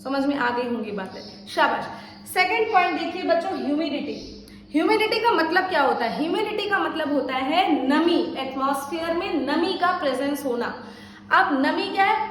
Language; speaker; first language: Hindi; native; Hindi